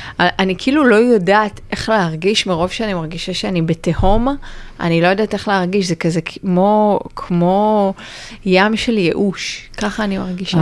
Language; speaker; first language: Hebrew; native; Hebrew